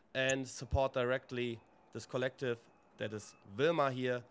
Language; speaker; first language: English; non-native, fluent; German